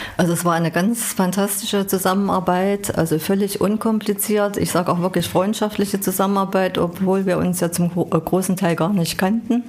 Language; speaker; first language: German; native; German